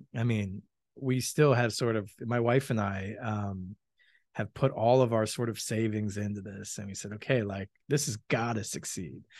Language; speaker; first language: English; native; English